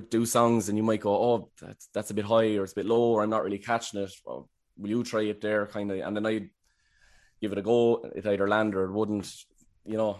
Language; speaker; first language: English; native; English